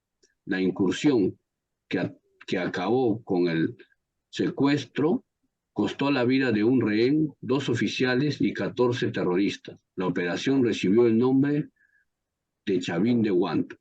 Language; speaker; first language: Spanish; native; Spanish